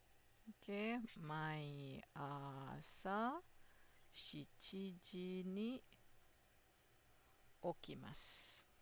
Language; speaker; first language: Japanese; non-native, fluent; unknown